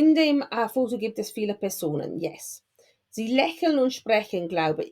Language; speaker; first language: German; non-native, fluent; English